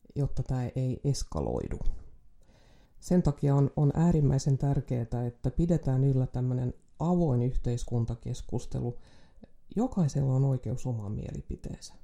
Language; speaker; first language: Finnish; non-native, local second language; Swedish